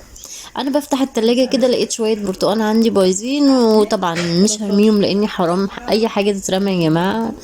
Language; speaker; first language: Arabic; native; Arabic